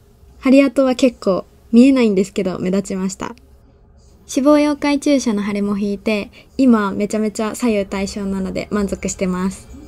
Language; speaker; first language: Japanese; native; Japanese